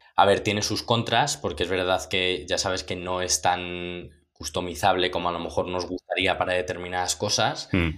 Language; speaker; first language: Spanish; native; Spanish